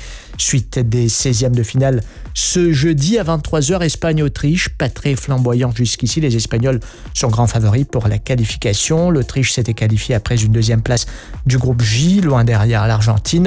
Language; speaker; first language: French; non-native, local second language; Morisyen